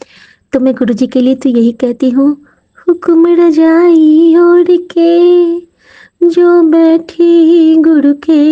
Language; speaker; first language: Hindi; native; Hindi